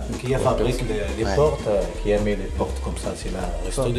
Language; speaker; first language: French; non-native, learner; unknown